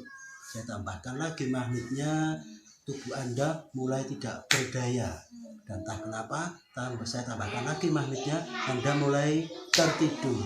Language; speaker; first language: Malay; non-native, local second language; Javanese